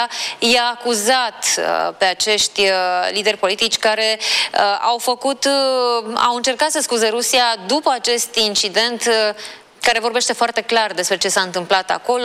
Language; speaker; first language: Romanian; native; Romanian